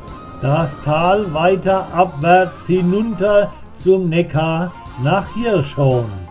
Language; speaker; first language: German; native; German